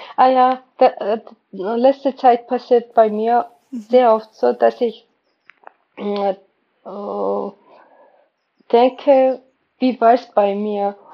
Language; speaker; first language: German; non-native, learner; Georgian